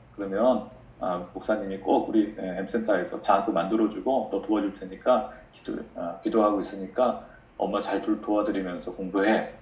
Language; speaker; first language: Korean; native; Korean